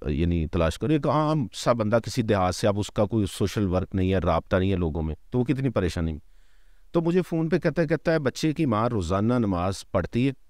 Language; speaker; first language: Urdu; non-native, local second language; Punjabi